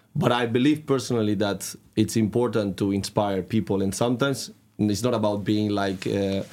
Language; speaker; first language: English; non-native, fluent; Spanish